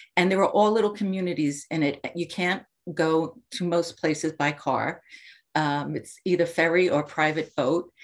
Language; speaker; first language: English; native; English